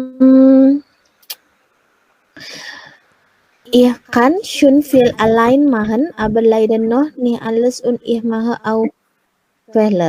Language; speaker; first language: German; non-native, learner; Indonesian